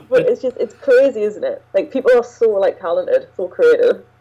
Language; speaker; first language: English; native; English